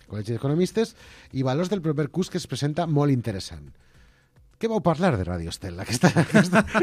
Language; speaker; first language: Catalan; native; Catalan